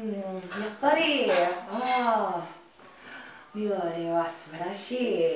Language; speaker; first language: Japanese; non-native, learner; English